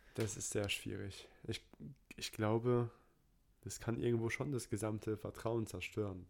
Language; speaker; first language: German; early bilingual, other home language; Turkish